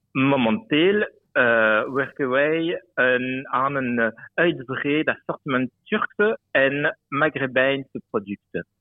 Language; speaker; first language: Dutch; non-native, local second language; French